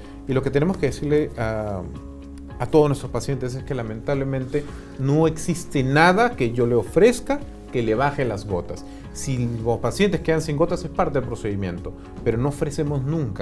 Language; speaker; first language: Spanish; native; Spanish